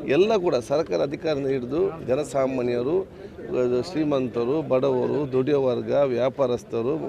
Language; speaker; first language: Kannada; non-native, local second language; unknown